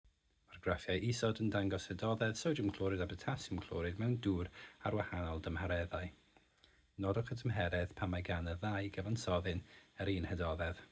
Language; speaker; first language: Welsh; native; Welsh